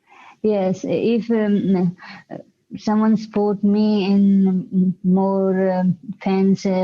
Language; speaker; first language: English; non-native, learner; Hindi